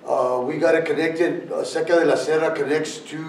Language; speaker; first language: English; native; English